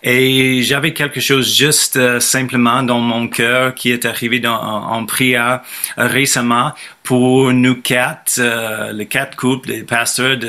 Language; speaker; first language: French; non-native, fluent; English